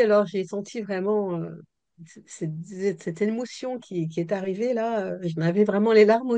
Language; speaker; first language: French; native; French